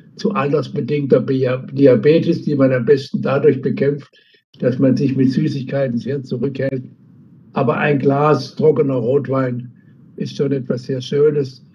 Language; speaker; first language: German; native; German